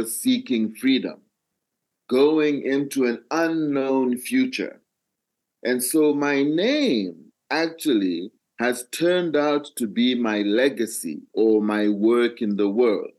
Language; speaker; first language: English; non-native, local second language; Nyanja